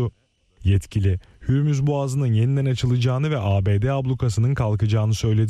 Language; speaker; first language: Turkish; native; Turkish